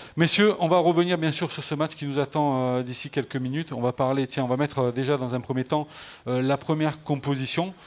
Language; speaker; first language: French; native; French